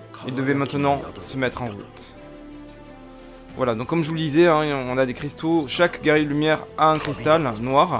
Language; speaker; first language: French; native; French